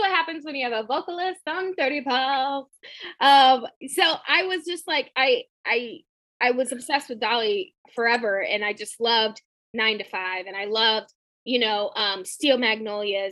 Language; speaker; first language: English; native; English